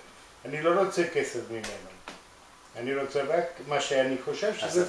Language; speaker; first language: Hebrew; non-native, fluent; Spanish